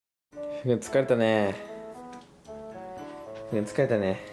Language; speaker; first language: Japanese; native; Japanese